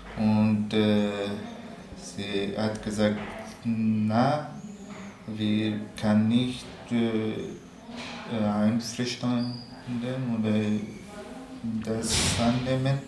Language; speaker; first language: German; non-native, learner; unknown